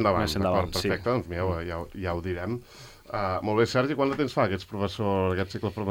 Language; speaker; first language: Catalan; native; Catalan